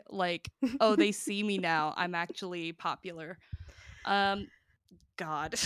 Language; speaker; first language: English; native; English